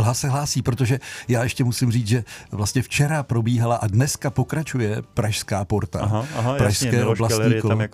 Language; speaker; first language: Czech; native; Czech